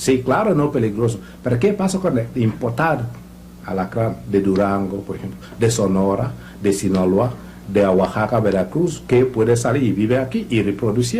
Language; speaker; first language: Spanish; non-native, learner; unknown